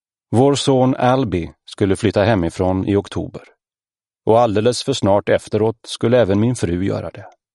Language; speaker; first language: Swedish; native; Swedish